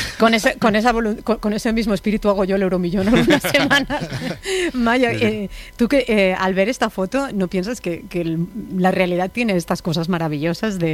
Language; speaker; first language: Spanish; native; Spanish